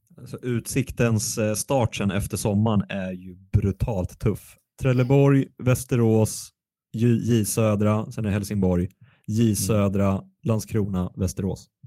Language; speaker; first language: Swedish; native; Swedish